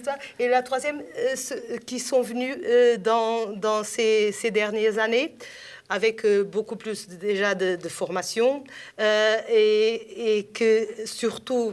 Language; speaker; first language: French; non-native, fluent; Portuguese